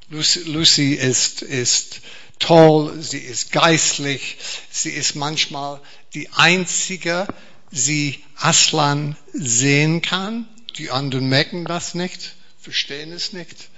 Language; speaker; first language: German; non-native, fluent; English